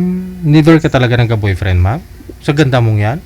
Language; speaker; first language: Filipino; native; Filipino